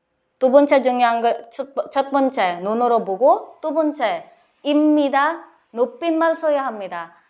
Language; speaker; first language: Korean; non-native, fluent; Filipino